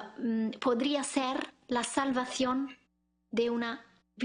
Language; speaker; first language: Spanish; non-native, fluent; Italian